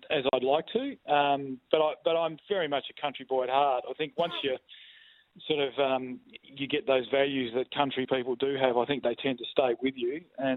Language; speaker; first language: English; native; English